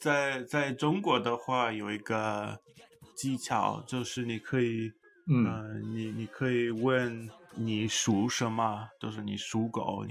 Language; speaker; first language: Chinese; early bilingual, heritage; Chinese